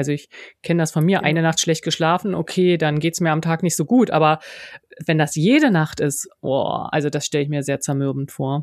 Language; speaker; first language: German; native; German